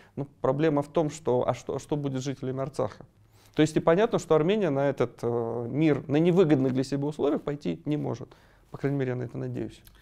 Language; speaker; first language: Russian; native; Russian